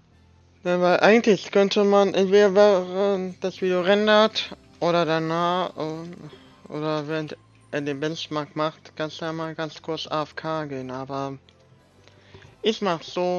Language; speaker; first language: German; native; German